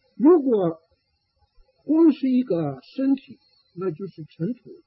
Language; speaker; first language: Chinese; native; Chinese